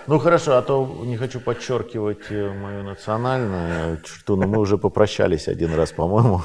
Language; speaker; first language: Russian; native; Russian